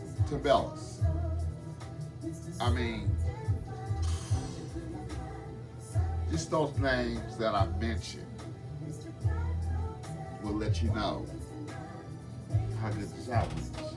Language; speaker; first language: English; native; English